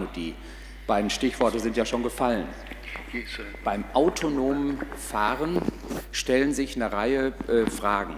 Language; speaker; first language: German; native; German